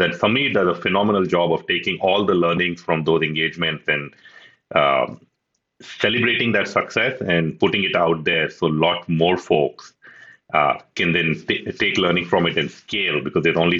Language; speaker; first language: English; non-native, local second language; Hindi